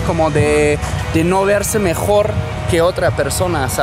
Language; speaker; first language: Spanish; non-native, fluent; German